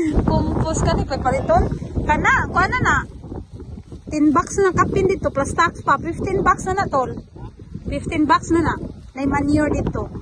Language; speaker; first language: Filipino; non-native, local second language; Cebuano